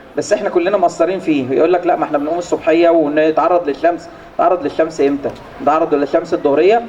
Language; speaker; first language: Egyptian Arabic; native; Egyptian Arabic